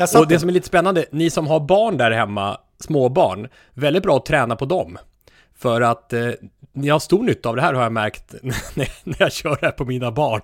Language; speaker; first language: Swedish; native; Swedish